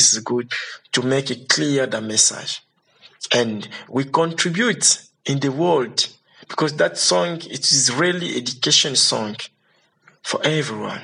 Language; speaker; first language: English; non-native, learner; Lingala